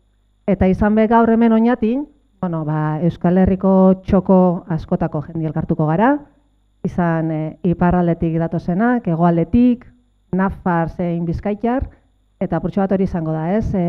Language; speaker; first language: Basque; native; Basque